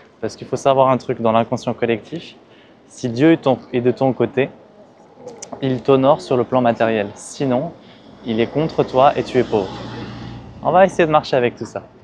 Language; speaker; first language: French; early bilingual, other home language; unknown